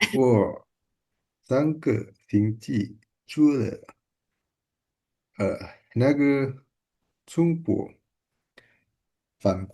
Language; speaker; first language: Chinese; non-native, learner; Indonesian